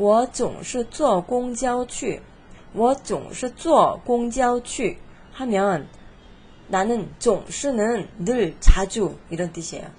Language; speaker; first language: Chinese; non-native, fluent; Korean